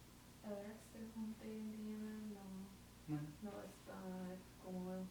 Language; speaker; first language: Spanish; non-native, learner; English